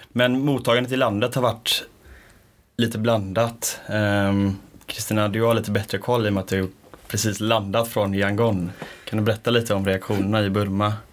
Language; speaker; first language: Swedish; native; Swedish